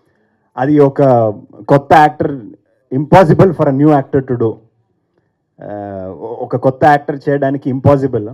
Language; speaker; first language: Telugu; non-native, fluent; Kannada